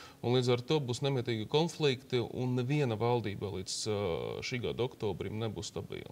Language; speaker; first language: Latvian; non-native, local second language; Russian